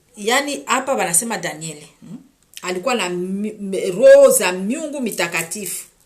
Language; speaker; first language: Swahili; native; Swahili